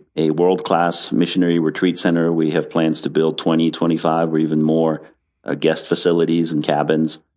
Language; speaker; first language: English; non-native, fluent; French